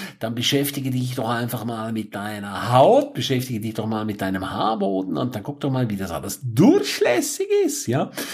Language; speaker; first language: German; non-native, local second language; Romansh